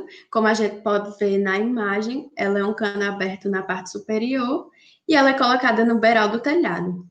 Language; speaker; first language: Portuguese; native; Portuguese